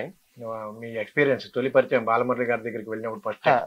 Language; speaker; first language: Telugu; native; Telugu